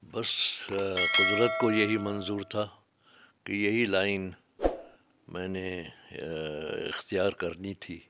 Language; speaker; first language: Urdu; non-native, local second language; Sindhi